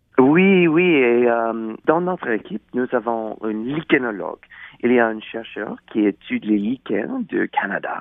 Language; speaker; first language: French; non-native, learner; English